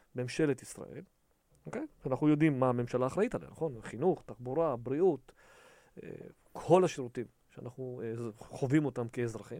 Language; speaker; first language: Hebrew; early bilingual, other home language; Russian